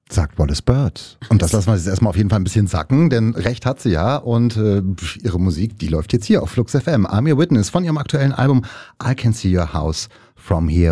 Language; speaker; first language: German; native; German